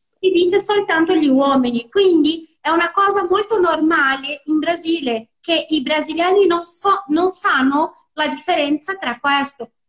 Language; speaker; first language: Italian; non-native, fluent; Portuguese